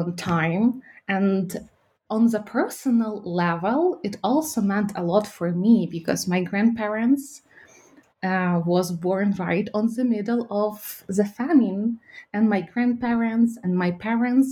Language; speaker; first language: English; non-native, fluent; Ukrainian